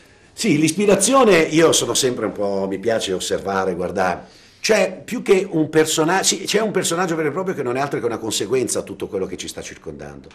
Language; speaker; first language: Italian; native; Italian